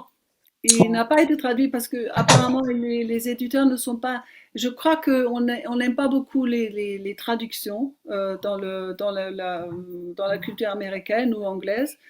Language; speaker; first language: French; non-native, fluent; German